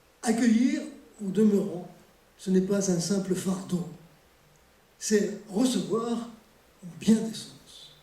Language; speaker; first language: French; native; French